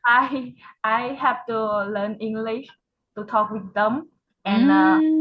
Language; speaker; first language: English; non-native, learner; Vietnamese